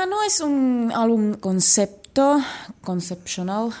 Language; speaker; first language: Spanish; non-native, learner; Finnish